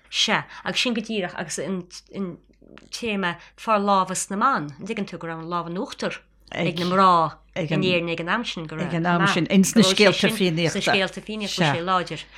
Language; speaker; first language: Irish; native; Irish